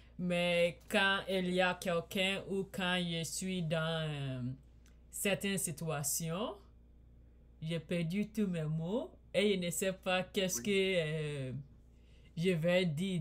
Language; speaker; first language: French; non-native, learner; English